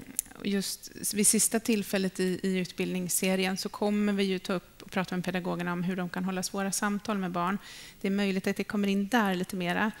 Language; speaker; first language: Swedish; native; Swedish